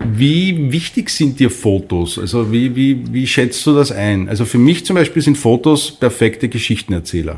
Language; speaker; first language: German; native; German